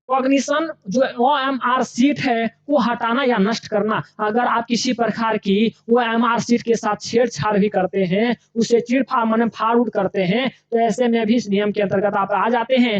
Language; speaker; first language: Hindi; native; Hindi